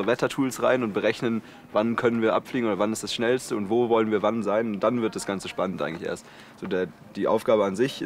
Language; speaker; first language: German; native; German